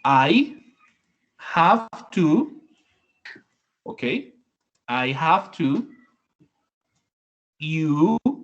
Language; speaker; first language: English; non-native, learner; Spanish